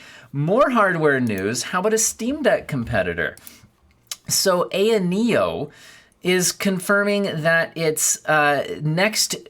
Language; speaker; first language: English; native; English